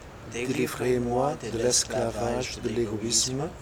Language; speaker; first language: French; non-native, fluent; English